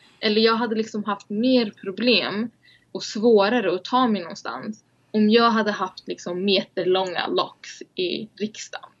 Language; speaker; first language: Swedish; early bilingual, other home language; Somali